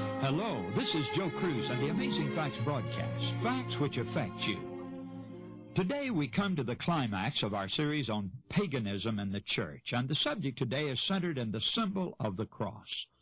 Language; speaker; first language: English; native; English